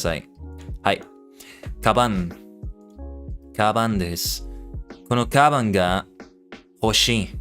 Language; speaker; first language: Japanese; non-native, learner; English